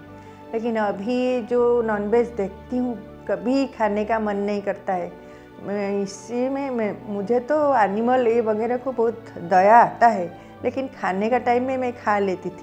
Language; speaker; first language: Hindi; non-native, local second language; Odia